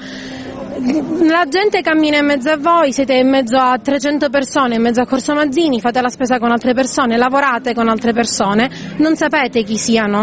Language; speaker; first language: Italian; native; Italian